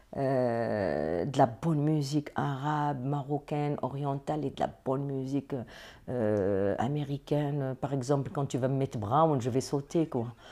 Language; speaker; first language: French; non-native, local second language; Arabic